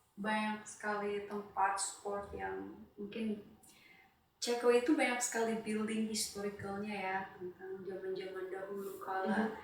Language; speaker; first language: Indonesian; non-native, local second language; Sundanese